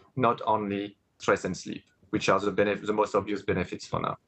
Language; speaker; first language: English; non-native, fluent; French